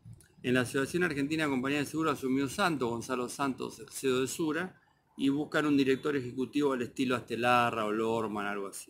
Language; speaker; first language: Spanish; native; Spanish